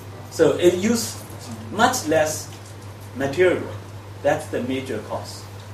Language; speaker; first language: English; non-native, fluent; Chinese